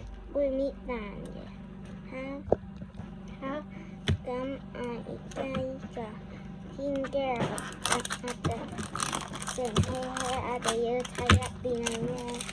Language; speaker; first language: Cantonese; native; Cantonese